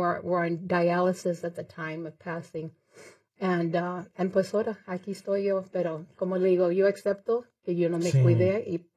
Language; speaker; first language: Spanish; early bilingual, heritage; Spanish